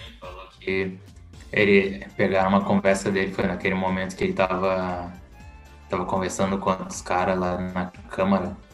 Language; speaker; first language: Portuguese; native; Portuguese